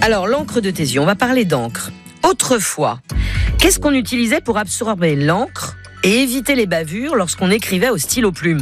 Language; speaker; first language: French; native; French